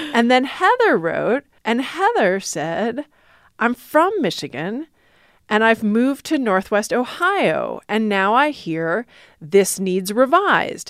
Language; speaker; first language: English; native; English